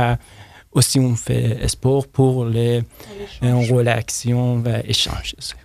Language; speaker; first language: French; non-native, learner; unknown